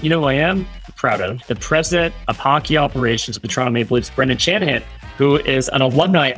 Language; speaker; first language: English; native; English